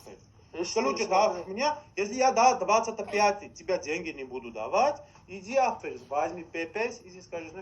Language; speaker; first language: Russian; non-native, learner; Tajik